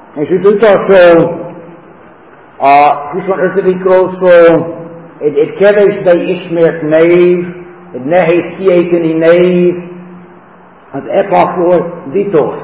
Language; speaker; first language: Hungarian; non-native, fluent; English